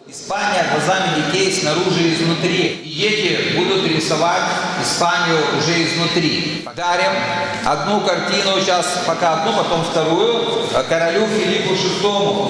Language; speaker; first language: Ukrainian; non-native, local second language; Russian